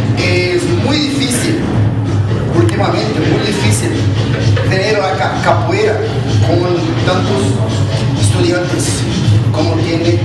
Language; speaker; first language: Spanish; non-native, learner; Portuguese